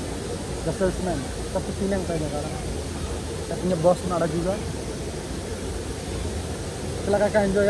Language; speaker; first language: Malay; non-native, learner; Bangla